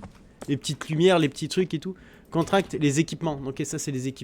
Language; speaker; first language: French; native; French